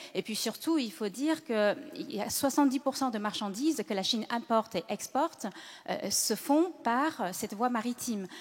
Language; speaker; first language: French; non-native, fluent; Chinese